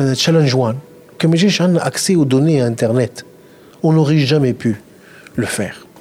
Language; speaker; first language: French; non-native, local second language; Arabic